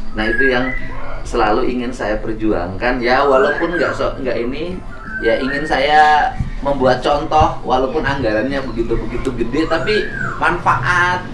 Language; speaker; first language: Indonesian; non-native, local second language; Sundanese